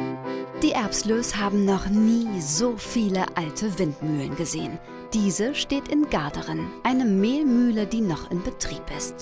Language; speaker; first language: German; native; German